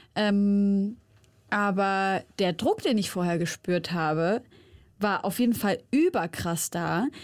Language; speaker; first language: German; early bilingual, other home language; Arabic